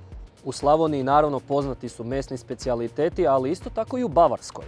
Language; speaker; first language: Croatian; native; Croatian